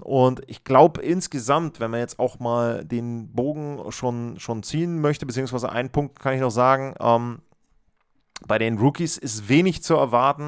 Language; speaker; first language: German; native; German